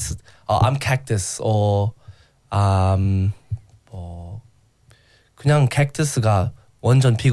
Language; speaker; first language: Korean; non-native, learner; English